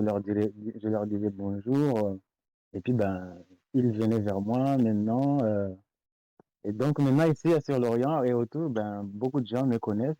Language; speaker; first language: French; non-native, local second language; Comorian